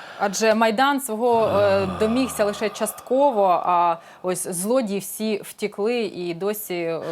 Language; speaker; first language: Ukrainian; native; Ukrainian